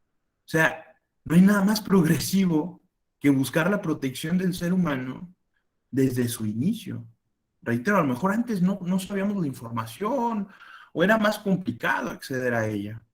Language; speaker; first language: Spanish; native; Spanish